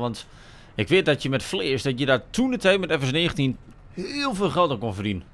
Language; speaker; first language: Dutch; native; Dutch